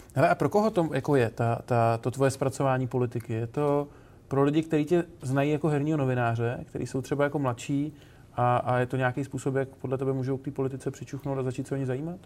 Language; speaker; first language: Czech; native; Czech